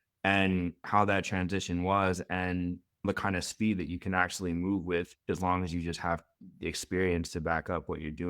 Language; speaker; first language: English; native; English